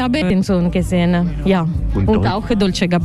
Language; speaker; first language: German; non-native, learner; Italian